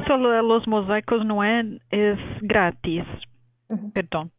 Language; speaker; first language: Spanish; non-native, fluent; Portuguese